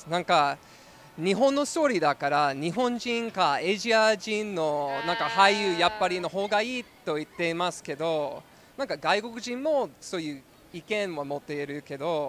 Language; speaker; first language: Japanese; non-native, learner; English